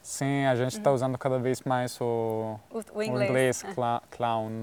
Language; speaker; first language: Portuguese; non-native, fluent; Italian